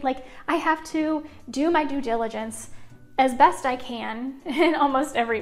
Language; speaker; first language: English; native; English